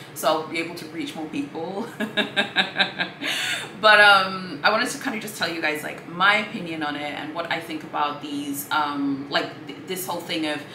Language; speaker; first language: English; non-native, local second language; Swahili